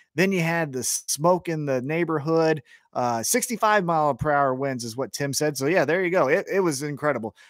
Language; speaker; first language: English; native; English